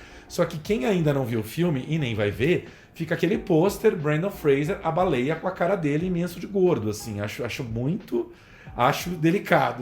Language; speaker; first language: Portuguese; native; Portuguese